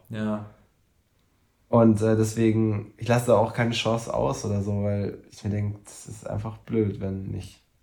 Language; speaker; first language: German; native; German